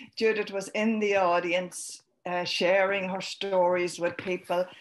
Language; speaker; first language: English; native; English